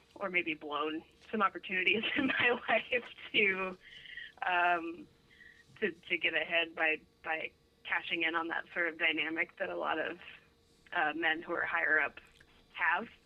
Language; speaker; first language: English; native; English